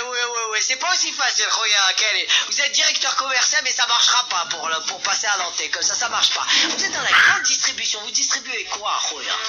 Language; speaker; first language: French; non-native, local second language; Arabic